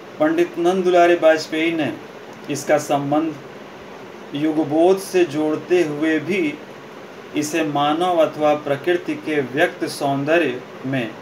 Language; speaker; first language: Hindi; native; Hindi